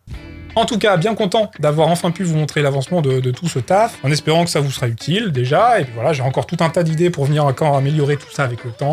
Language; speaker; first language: French; native; French